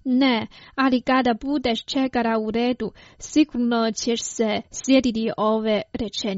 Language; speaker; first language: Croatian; non-native, fluent; Chinese